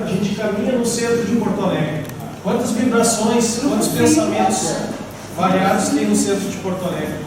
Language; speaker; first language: Portuguese; native; Portuguese